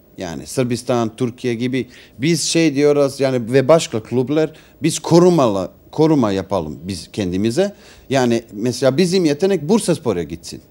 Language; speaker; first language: Turkish; non-native, learner; Serbian